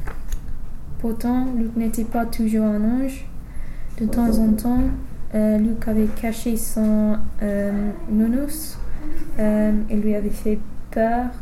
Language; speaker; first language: French; non-native, fluent; English